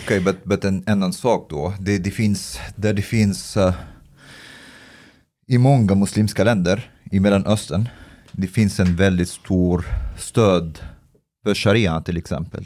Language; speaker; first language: Swedish; early bilingual, other home language; Persian